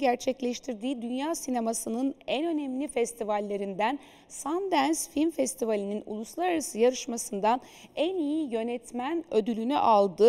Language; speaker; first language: Turkish; native; Turkish